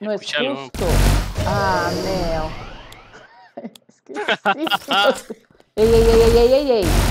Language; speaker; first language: Spanish; non-native, learner; Portuguese